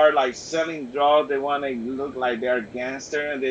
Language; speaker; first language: English; non-native, fluent; Spanish